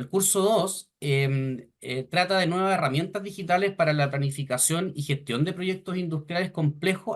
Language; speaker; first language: Spanish; native; Spanish